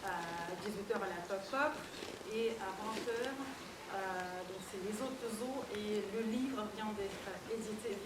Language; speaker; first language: French; non-native, fluent; Russian